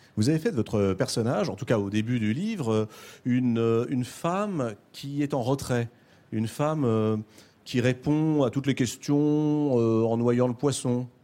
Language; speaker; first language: French; native; French